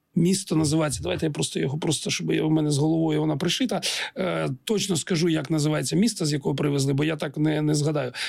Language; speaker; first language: Ukrainian; non-native, local second language; Russian